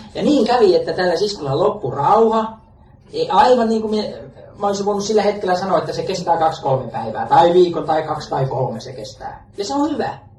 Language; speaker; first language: Finnish; native; Finnish